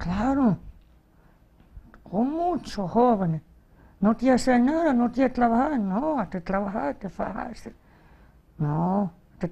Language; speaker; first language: Spanish; early bilingual, heritage; Spanish